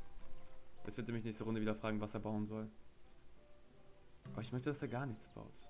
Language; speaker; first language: German; native; German